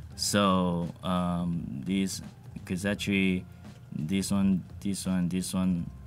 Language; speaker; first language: English; non-native, local second language; Cantonese